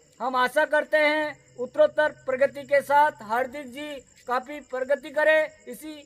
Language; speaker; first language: Hindi; native; Hindi